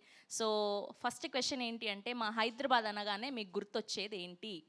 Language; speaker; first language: Telugu; native; Telugu